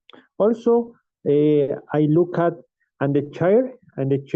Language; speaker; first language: English; non-native, learner; Spanish